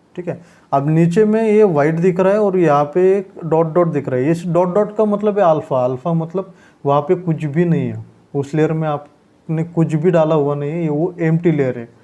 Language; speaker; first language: Hindi; non-native, local second language; Marathi